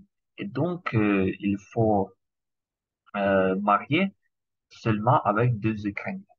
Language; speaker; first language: French; non-native, learner; Ukrainian